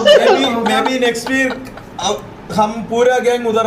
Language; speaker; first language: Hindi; non-native, learner; Malayalam